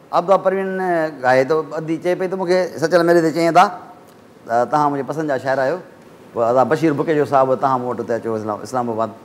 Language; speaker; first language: Sindhi; native; Sindhi